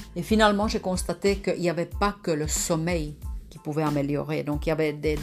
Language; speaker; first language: French; non-native, fluent; Finnish